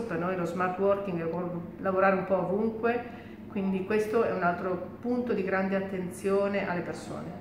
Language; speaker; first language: Italian; native; Italian